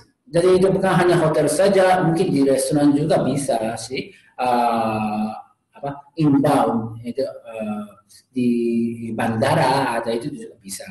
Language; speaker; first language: Indonesian; non-native, learner; Japanese